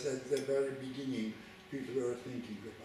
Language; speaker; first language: English; non-native, fluent; Polish